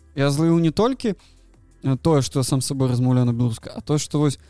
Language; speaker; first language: Belarusian; non-native, local second language; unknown